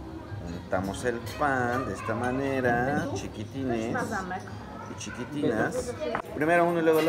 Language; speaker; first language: Spanish; native; Spanish